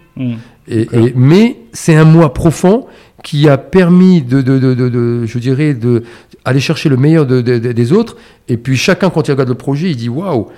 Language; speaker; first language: French; non-native, local second language; Arabic